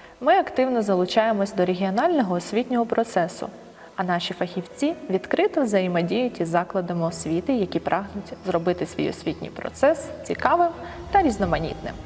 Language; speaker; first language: Ukrainian; native; Ukrainian